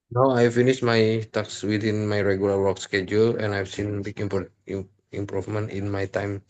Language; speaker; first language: English; non-native, learner; Indonesian